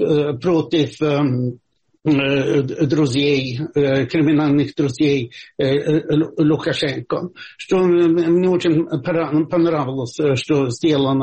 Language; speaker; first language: Russian; non-native, fluent; Swedish